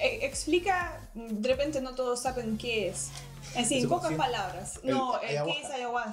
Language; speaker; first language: Spanish; non-native, learner; Russian